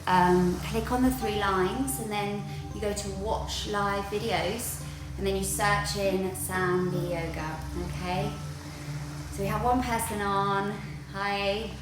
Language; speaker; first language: English; native; English